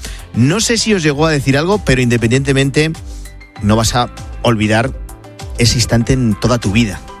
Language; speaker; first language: Spanish; native; Spanish